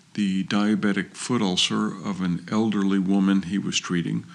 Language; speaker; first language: English; native; English